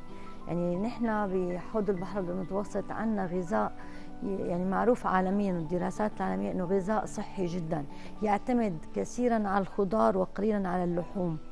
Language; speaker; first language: Arabic; native; Arabic